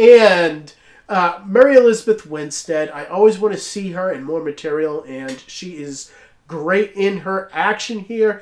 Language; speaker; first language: English; native; English